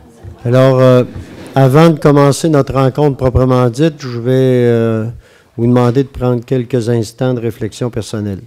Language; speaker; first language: French; native; French